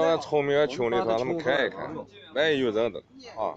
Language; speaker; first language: Chinese; native; Chinese